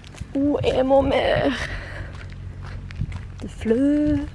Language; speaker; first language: French; non-native, learner; Norwegian